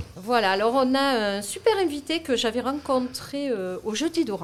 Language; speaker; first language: French; native; French